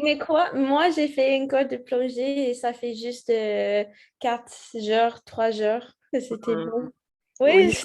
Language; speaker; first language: French; non-native, learner; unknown